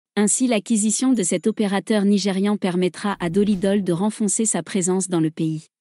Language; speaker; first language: French; non-native, local second language; Arabic